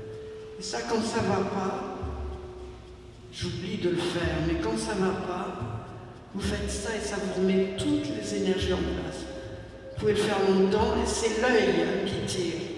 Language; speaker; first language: French; native; French